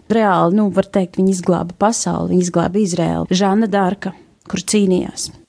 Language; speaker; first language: Latvian; native; Latvian